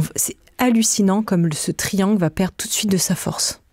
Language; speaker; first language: French; native; French